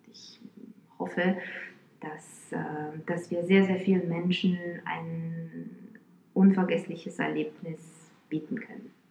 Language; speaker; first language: German; non-native, fluent; Romanian